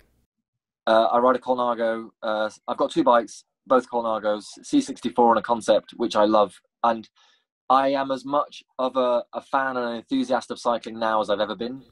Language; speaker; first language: English; native; English